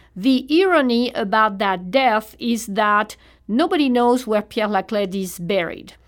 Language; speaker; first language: English; non-native, fluent; French